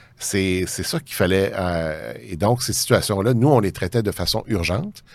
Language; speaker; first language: French; native; French